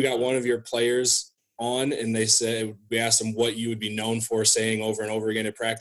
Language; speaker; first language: English; native; English